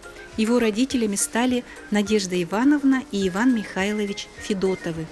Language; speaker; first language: Russian; native; Russian